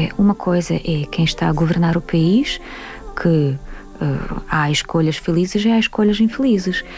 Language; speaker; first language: Portuguese; non-native, fluent; Russian